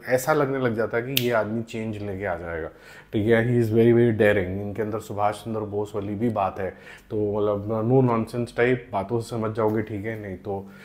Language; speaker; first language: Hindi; non-native, local second language; Punjabi